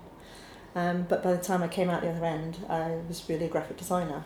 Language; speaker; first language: English; native; English